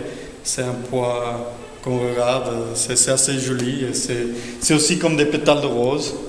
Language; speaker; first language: French; non-native, fluent; Spanish